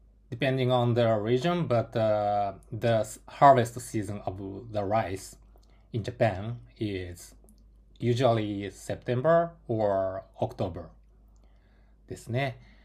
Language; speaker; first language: English; non-native, fluent; Japanese